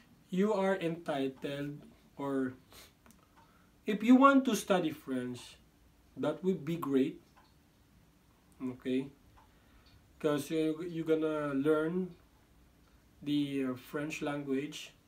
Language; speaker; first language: English; non-native, local second language; Filipino